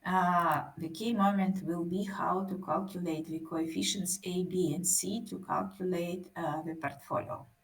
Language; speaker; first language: English; non-native, fluent; Russian